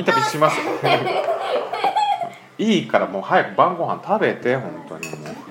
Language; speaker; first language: Japanese; native; Japanese